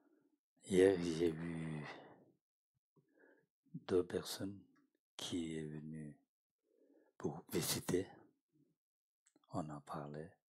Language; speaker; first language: French; non-native, learner; Tibetan